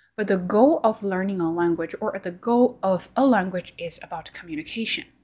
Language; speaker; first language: English; non-native, fluent; Chinese